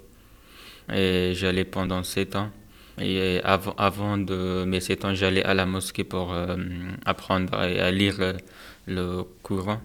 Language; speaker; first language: French; non-native, fluent; Persian